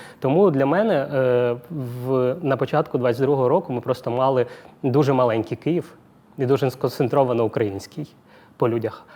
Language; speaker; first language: Ukrainian; non-native, local second language; Russian